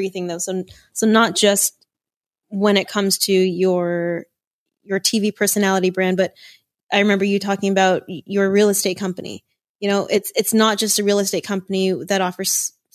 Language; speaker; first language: English; native; English